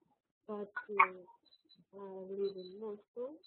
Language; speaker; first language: English; non-native, learner; Russian